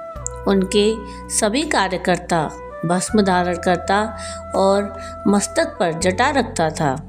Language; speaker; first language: Hindi; native; Hindi